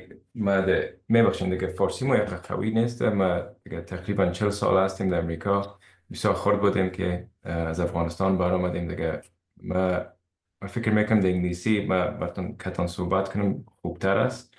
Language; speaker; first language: Persian; early bilingual, other home language; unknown